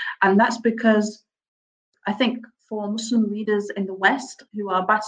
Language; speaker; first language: English; native; English